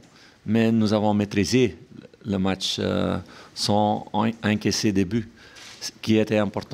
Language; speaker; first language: French; non-native, local second language; Dutch